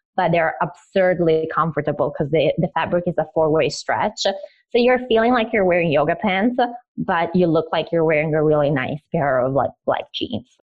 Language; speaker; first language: English; early bilingual, other home language; Italian